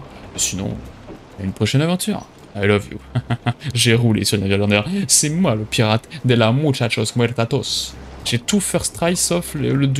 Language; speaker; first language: French; native; French